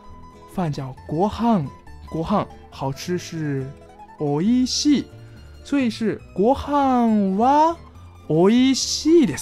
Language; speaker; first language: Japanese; non-native, fluent; Chinese